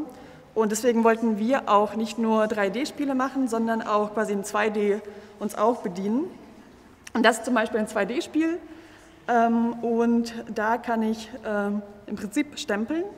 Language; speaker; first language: German; native; German